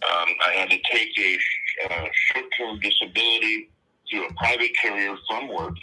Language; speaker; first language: English; native; English